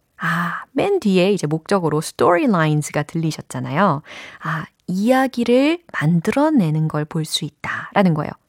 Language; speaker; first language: Korean; native; Korean